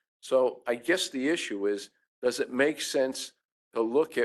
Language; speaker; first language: English; native; English